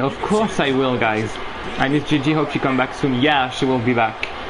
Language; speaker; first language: English; non-native, fluent; French